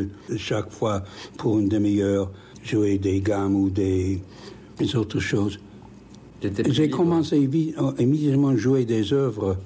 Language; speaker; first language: French; non-native, fluent; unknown